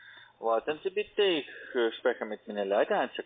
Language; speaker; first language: German; non-native, learner; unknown